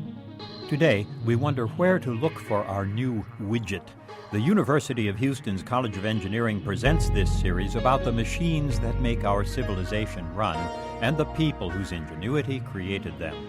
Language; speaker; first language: English; native; English